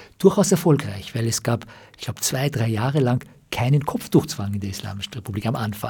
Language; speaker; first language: German; early bilingual, other home language; Persian